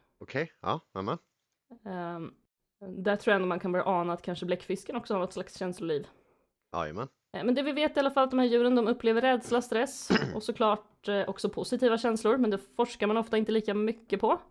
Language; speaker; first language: Swedish; native; Swedish